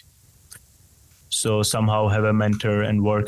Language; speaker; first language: English; non-native, local second language; Hindi